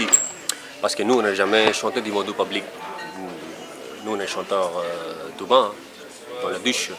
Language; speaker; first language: French; non-native, learner; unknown